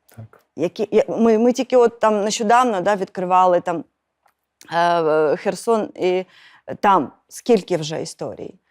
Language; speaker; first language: Ukrainian; non-native, local second language; Russian